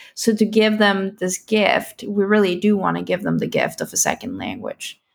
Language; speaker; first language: English; non-native, fluent; German